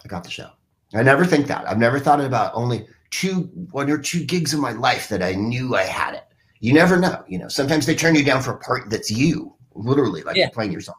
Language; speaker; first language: English; native; English